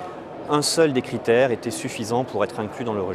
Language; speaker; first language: French; native; French